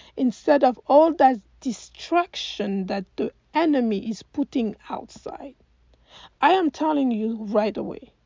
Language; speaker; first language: English; non-native, fluent; French